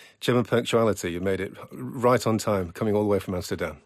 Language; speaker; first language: English; native; English